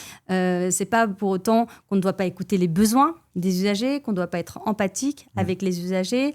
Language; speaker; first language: French; native; French